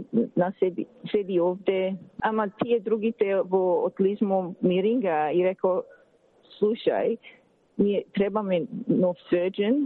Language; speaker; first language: Macedonian; early bilingual, heritage; Macedonian